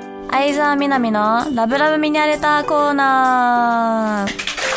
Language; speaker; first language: Japanese; early bilingual, other home language; English